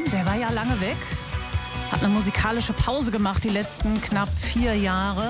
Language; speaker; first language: German; native; German